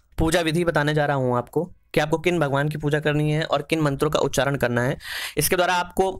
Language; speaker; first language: Hindi; native; Hindi